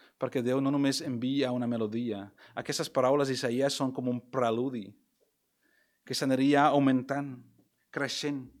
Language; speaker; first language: Catalan; non-native, local second language; Spanish